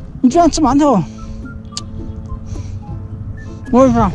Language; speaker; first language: Chinese; native; Chinese